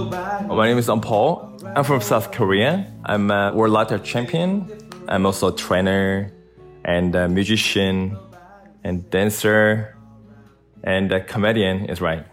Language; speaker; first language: English; non-native, learner; Korean